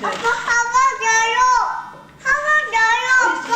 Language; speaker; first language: Korean; early bilingual, heritage; Korean